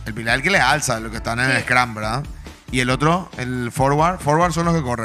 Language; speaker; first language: Spanish; native; Spanish